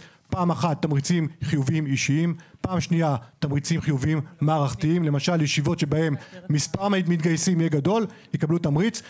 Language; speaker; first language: Hebrew; native; Hebrew